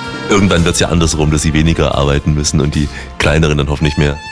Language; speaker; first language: German; native; German